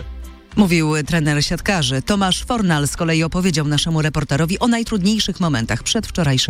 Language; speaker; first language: Polish; native; Polish